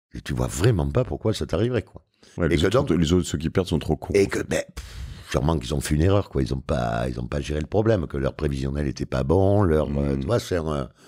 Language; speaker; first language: French; native; French